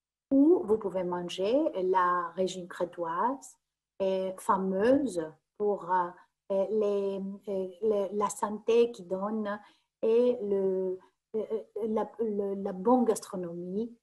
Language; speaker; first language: French; non-native, fluent; Greek